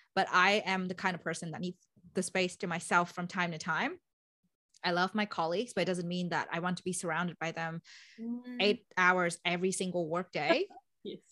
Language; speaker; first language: English; non-native, fluent; Vietnamese